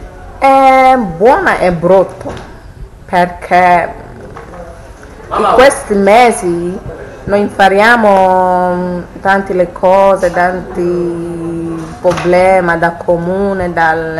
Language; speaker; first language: Italian; non-native, learner; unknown